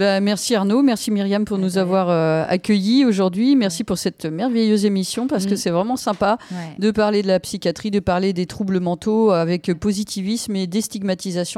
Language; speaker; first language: French; native; French